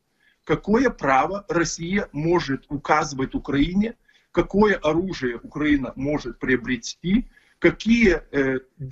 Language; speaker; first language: Russian; non-native, fluent; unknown